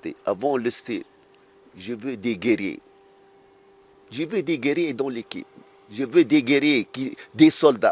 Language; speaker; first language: French; non-native, fluent; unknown